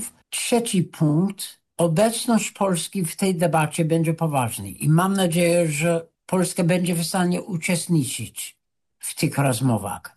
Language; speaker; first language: Polish; non-native, fluent; English